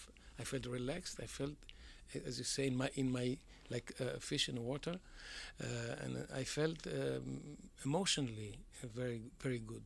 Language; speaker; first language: English; non-native, fluent; Arabic